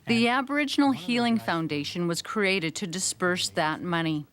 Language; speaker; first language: English; native; English